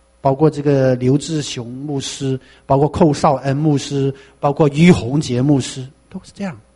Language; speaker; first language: Chinese; non-native, local second language; Cantonese